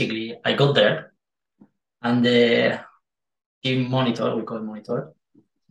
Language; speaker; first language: English; non-native, fluent; Spanish